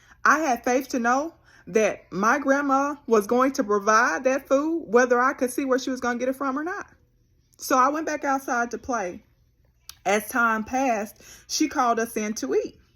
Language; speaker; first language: English; native; English